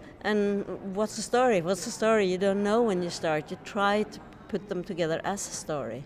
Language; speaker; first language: English; non-native, fluent; Norwegian